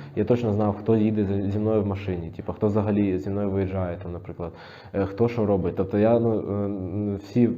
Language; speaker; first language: Ukrainian; native; Ukrainian